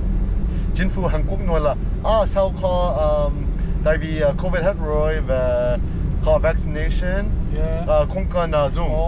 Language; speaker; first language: Vietnamese; non-native, learner; English